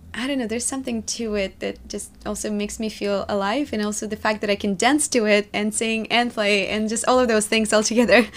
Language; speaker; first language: English; non-native, fluent; Russian